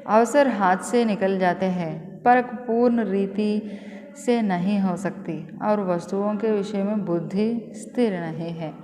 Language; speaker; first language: Hindi; non-native, local second language; Telugu